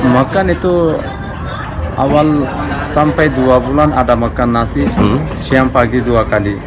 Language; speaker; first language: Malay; non-native, learner; Rohingya